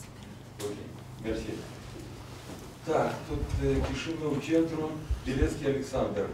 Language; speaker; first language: Romanian; non-native, local second language; Russian